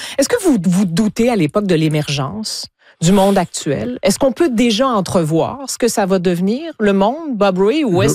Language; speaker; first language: French; native; French